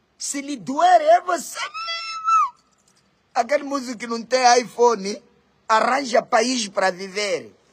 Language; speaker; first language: Portuguese; non-native, local second language; Makhuwa